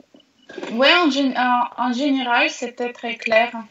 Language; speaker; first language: French; non-native, learner; Russian